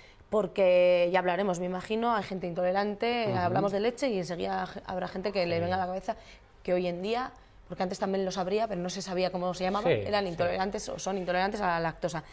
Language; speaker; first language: Spanish; native; Spanish